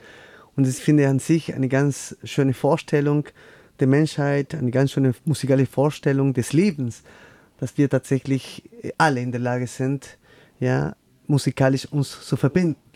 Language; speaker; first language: German; non-native, fluent; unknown